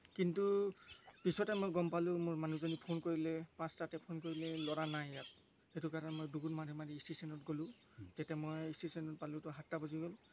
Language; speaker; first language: Assamese; non-native, local second language; Nepali